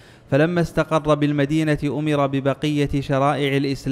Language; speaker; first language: Arabic; native; Arabic